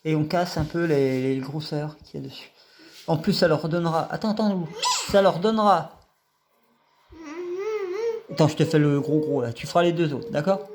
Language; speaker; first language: French; native; French